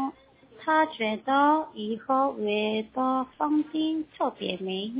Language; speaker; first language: Chinese; non-native, learner; Korean